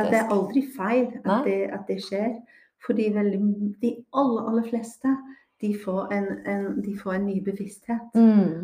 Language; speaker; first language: Norwegian; non-native, fluent; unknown